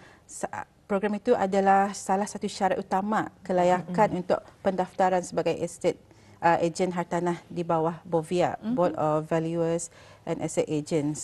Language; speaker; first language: Malay; native; Malay